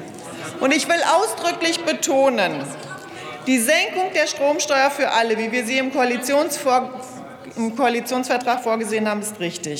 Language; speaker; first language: German; native; German